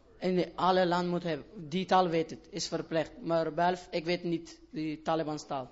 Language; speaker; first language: Dutch; non-native, learner; Persian